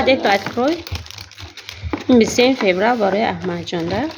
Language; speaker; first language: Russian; non-native, fluent; Tajik